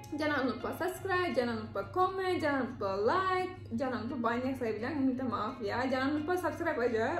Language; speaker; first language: Indonesian; non-native, learner; Turkish